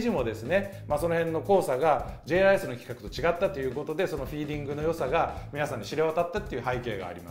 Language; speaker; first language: Japanese; native; Japanese